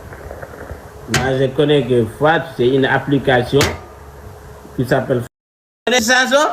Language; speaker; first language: French; non-native, local second language; Fula